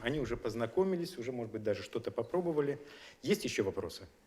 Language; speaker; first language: Russian; native; Russian